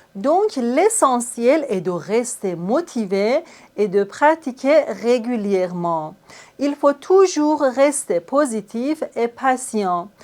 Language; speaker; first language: French; non-native, fluent; Persian